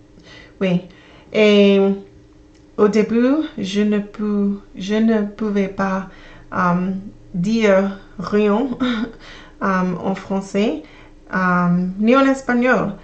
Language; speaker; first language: French; non-native, learner; English